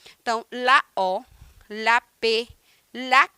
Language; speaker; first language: Spanish; non-native, fluent; Portuguese